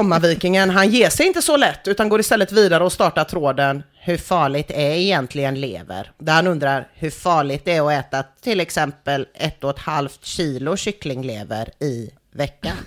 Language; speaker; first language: Swedish; native; Swedish